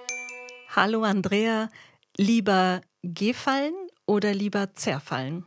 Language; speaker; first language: German; native; German